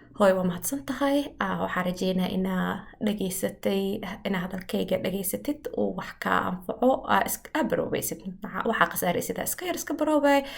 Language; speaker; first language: Somali; early bilingual, heritage; Somali